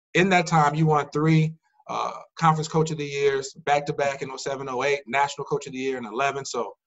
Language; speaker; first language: English; native; English